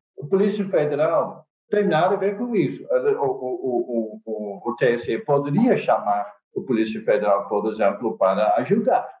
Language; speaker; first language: Portuguese; non-native, fluent; Dutch